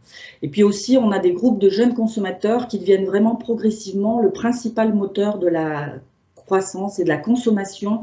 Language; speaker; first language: French; native; French